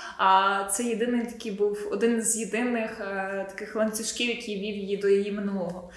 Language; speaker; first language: Ukrainian; non-native, local second language; Russian